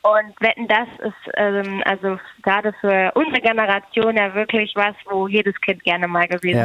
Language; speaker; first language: German; native; German